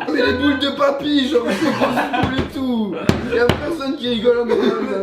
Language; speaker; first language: French; native; French